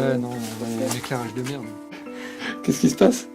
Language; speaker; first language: French; native; French